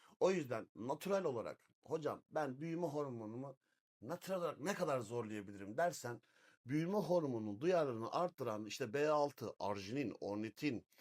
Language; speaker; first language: Turkish; native; Turkish